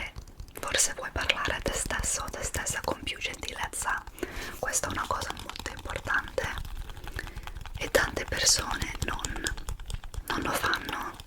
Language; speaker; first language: Italian; non-native, fluent; English